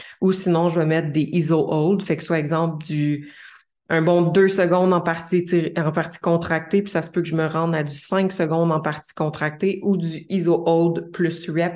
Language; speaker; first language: French; native; French